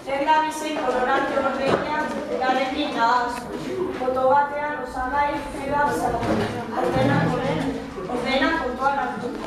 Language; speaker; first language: Basque; non-native, local second language; Spanish